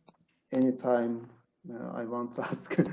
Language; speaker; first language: English; non-native, learner; Turkish